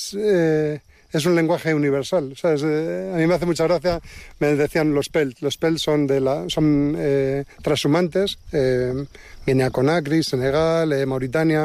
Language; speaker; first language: Spanish; native; Spanish